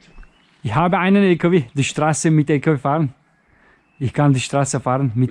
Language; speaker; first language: German; non-native, learner; Turkish